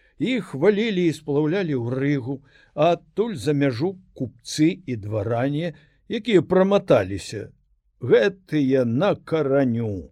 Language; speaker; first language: Belarusian; native; Belarusian